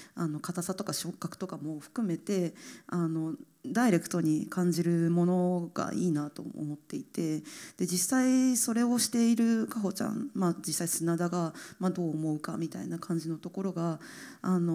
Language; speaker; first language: Japanese; native; Japanese